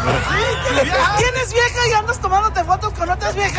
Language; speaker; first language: Spanish; early bilingual, heritage; Spanish